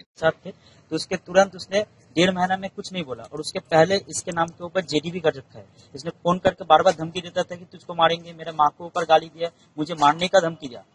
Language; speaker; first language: Hindi; native; Hindi